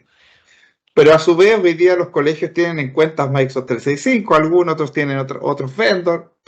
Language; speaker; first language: Spanish; native; Spanish